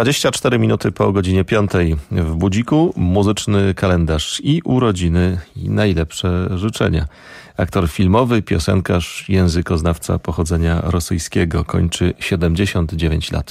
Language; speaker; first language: Polish; native; Polish